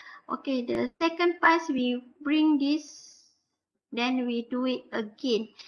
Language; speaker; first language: English; non-native, local second language; Malay